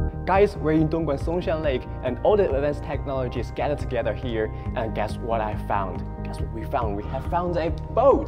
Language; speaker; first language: English; non-native, fluent; Chinese